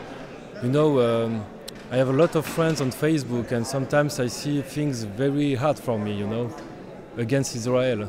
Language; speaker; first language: English; non-native, learner; French